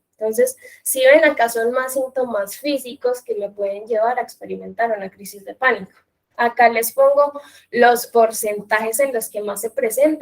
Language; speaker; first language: Spanish; native; Spanish